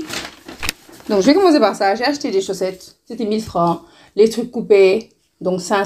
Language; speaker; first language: French; non-native, local second language; Wolof